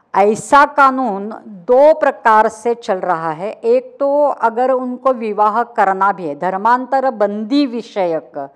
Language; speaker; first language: Hindi; non-native, local second language; Marathi